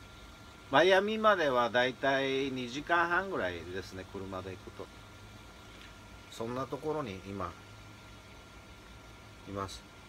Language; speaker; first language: Japanese; native; Japanese